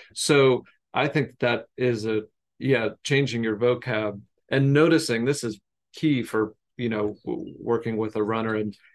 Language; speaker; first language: English; native; English